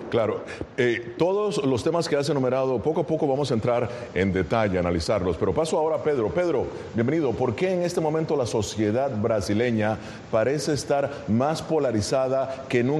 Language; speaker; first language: Spanish; native; Spanish